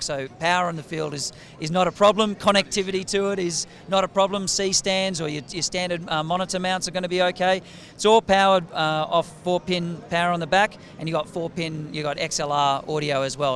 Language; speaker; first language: English; native; English